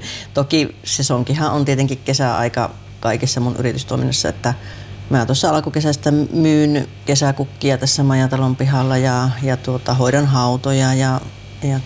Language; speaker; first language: Finnish; native; Finnish